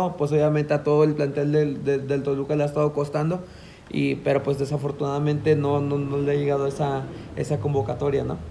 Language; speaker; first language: Spanish; native; Spanish